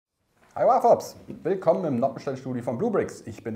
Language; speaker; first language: German; native; German